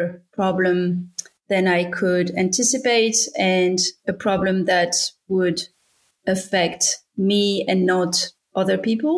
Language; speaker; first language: English; non-native, fluent; French